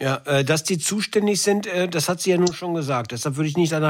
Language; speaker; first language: German; native; German